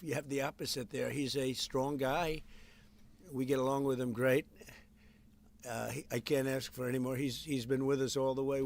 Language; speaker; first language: English; native; English